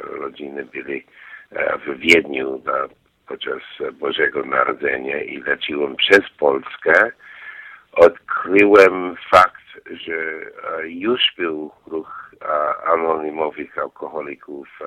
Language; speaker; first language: Polish; non-native, learner; English